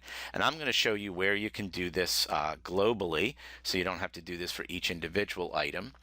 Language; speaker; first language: English; native; English